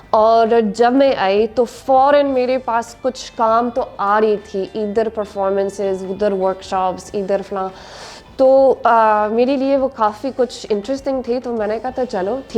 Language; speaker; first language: Hindi; non-native, learner; English